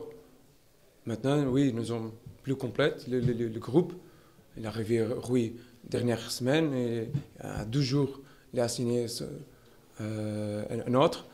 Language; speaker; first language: French; non-native, learner; Portuguese